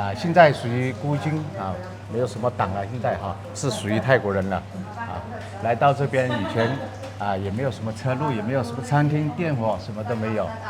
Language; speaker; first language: Chinese; early bilingual, heritage; Chinese